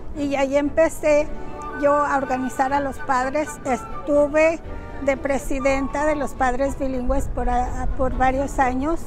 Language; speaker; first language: Spanish; native; Spanish